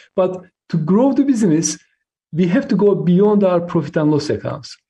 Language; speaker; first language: English; non-native, fluent; Turkish